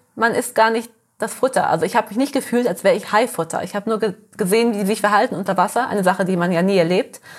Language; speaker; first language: German; early bilingual, heritage; Portuguese